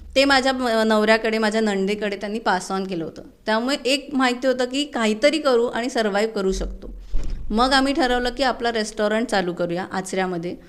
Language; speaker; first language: Marathi; native; Marathi